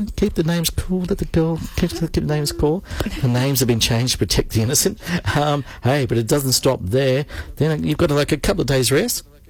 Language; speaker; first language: English; native; English